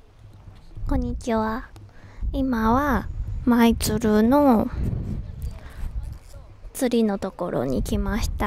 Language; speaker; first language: Japanese; non-native, learner; Chinese